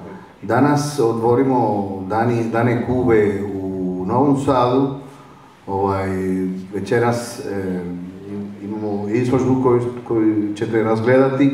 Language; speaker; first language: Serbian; non-native, fluent; Spanish